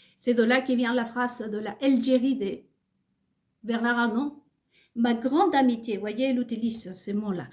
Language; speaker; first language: French; non-native, fluent; Spanish